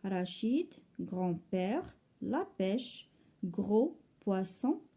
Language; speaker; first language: French; non-native, local second language; Arabic